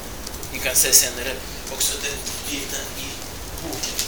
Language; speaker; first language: Swedish; non-native, fluent; Russian